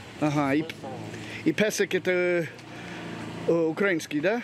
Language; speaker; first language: Russian; non-native, learner; English